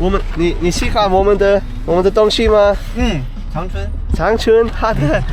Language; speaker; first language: Chinese; non-native, learner; English